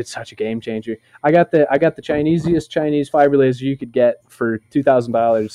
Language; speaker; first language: English; native; English